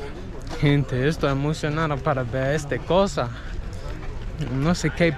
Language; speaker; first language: Spanish; non-native, learner; English